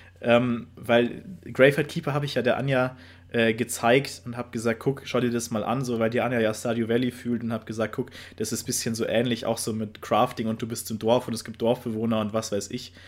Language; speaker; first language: German; native; German